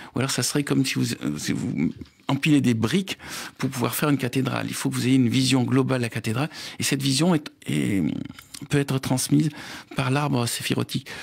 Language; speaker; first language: French; native; French